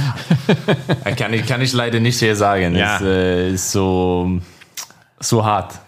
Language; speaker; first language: German; non-native, learner; Swedish